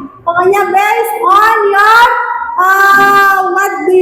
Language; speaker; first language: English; non-native, learner; Indonesian